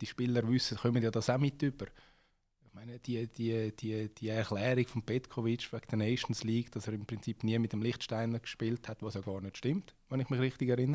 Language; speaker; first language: German; native; German